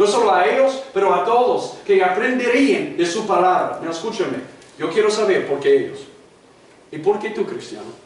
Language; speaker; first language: Spanish; non-native, fluent; English